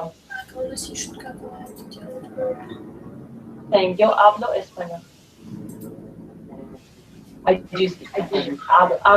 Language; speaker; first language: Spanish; non-native, learner; English